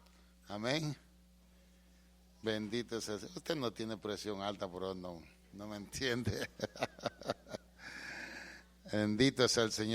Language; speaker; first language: Spanish; native; Spanish